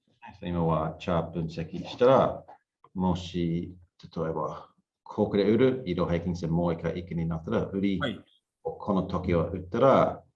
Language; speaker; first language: Japanese; non-native, learner; English